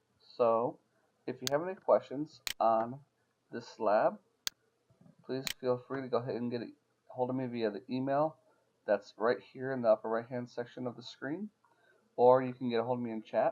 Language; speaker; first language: English; native; English